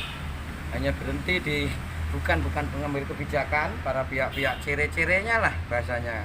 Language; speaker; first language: Indonesian; non-native, local second language; Javanese